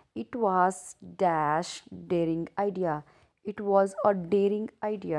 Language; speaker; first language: English; non-native, local second language; Punjabi